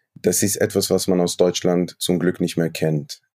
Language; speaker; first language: German; non-native, fluent; Hebrew